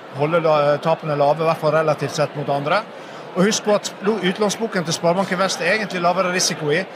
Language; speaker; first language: Norwegian; native; Norwegian